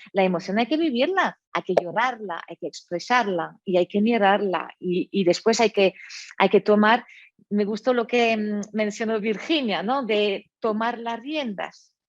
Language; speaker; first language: Spanish; non-native, fluent; French